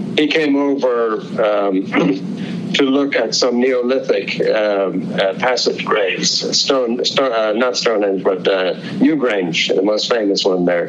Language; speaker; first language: English; native; English